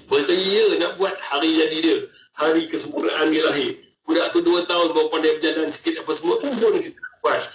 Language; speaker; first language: Malay; native; Malay